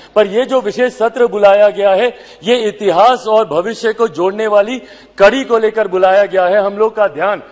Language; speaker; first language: Hindi; native; Hindi